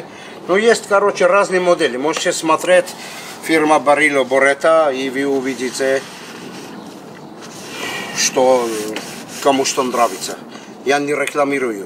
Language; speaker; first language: Russian; non-native, local second language; Armenian